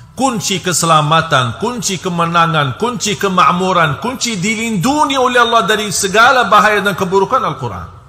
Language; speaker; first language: Indonesian; non-native, fluent; Arabic